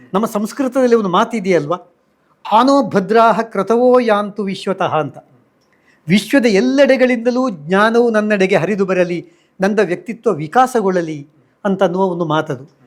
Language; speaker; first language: Kannada; native; Kannada